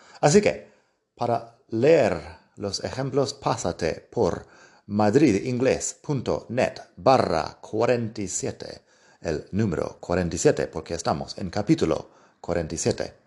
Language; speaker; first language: Spanish; non-native, fluent; English